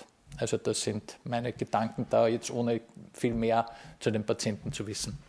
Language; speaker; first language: German; native; German